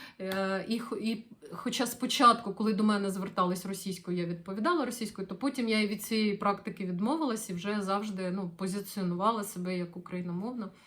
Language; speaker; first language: Ukrainian; non-native, local second language; Russian